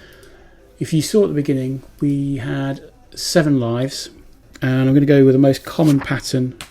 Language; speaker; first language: English; native; English